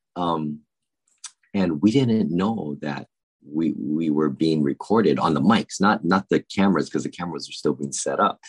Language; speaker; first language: English; native; English